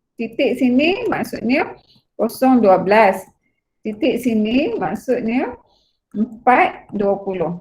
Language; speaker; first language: Malay; native; Malay